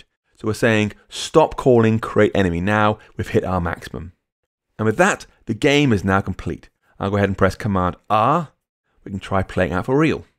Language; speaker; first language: English; native; English